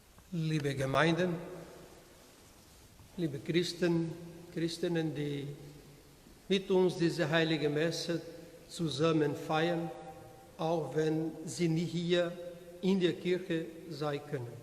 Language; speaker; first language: German; non-native, learner; Portuguese